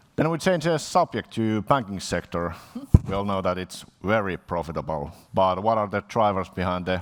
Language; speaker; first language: English; non-native, fluent; Finnish